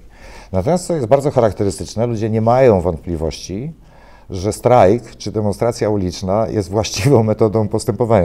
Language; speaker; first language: Polish; native; Polish